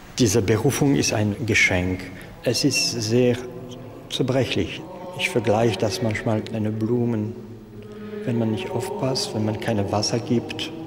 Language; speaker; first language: German; non-native, local second language; French